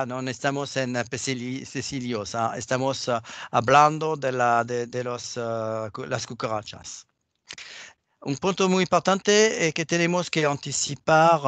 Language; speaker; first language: Spanish; non-native, learner; French